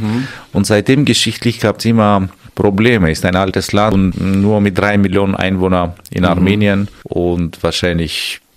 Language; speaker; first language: German; non-native, fluent; Armenian